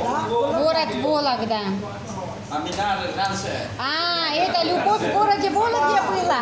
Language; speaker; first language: Russian; non-native, learner; Vietnamese